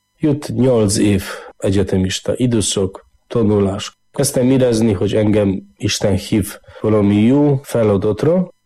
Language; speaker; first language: Hungarian; non-native, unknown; Polish